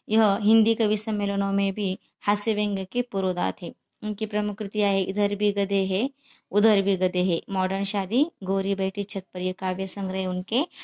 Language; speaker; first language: Hindi; non-native, local second language; Marathi